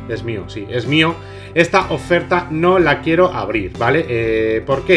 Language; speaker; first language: Spanish; native; Spanish